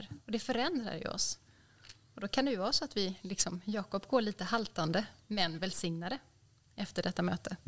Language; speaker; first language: Swedish; native; Swedish